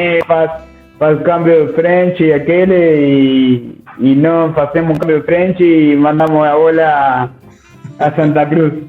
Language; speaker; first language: Portuguese; non-native, learner; Spanish